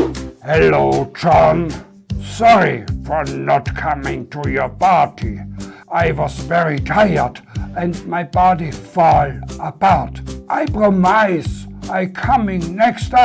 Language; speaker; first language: English; non-native, learner; German